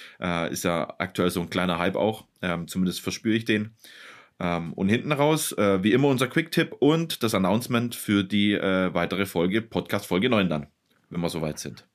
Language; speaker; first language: German; native; German